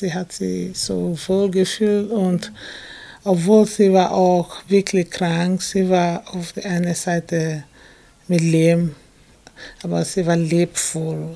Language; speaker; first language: German; non-native, fluent; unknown